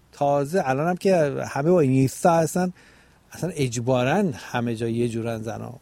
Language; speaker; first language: Persian; native; Persian